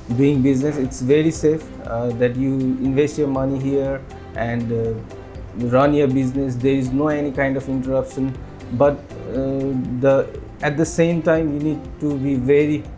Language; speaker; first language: English; non-native, local second language; Nepali